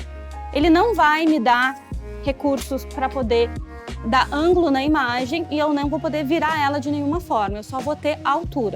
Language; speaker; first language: Portuguese; native; Portuguese